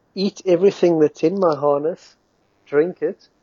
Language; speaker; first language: English; native; English